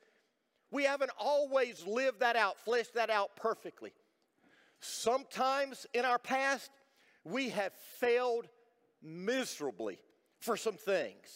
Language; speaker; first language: English; native; English